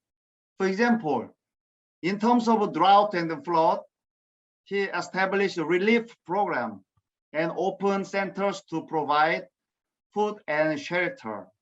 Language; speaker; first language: English; non-native, fluent; Korean